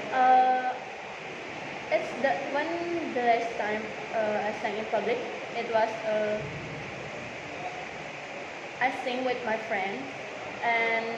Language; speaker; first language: English; non-native, learner; Indonesian